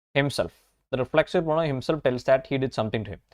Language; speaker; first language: English; non-native, local second language; Malayalam